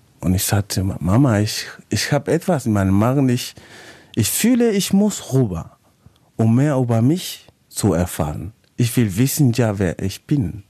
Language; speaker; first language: German; non-native, fluent; Spanish